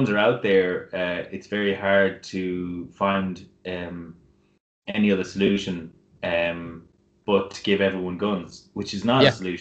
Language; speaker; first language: English; native; English